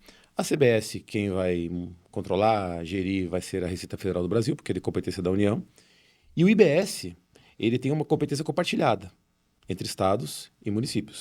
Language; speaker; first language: Portuguese; native; Portuguese